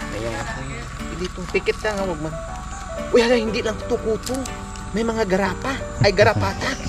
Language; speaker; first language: Filipino; native; Filipino